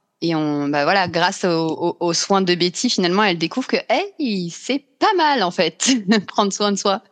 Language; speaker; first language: French; native; French